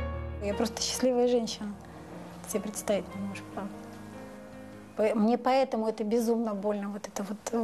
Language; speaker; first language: Russian; native; Russian